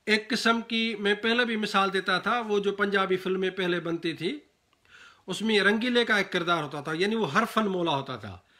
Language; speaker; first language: Urdu; non-native, local second language; Sindhi